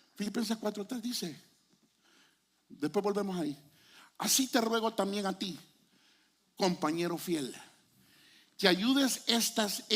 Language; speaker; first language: Spanish; native; Spanish